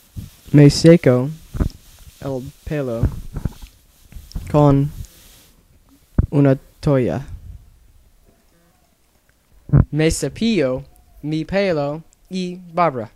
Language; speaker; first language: Spanish; non-native, learner; English